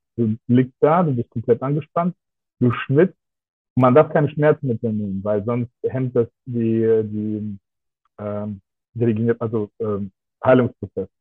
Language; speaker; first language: German; non-native, fluent; Russian